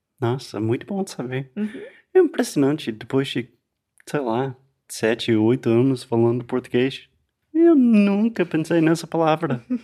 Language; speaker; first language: Portuguese; non-native, fluent; English